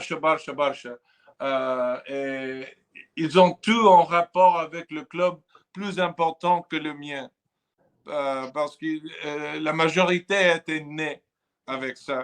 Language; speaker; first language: French; non-native, fluent; English